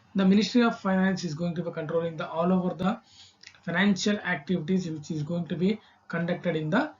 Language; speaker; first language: English; non-native, local second language; Kannada